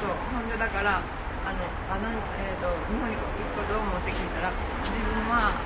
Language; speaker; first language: Japanese; native; Japanese